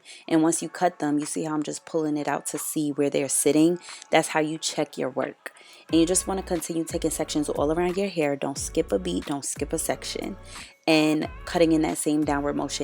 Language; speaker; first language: English; native; English